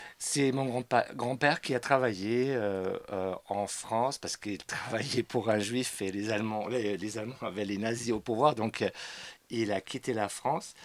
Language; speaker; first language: French; non-native, fluent; German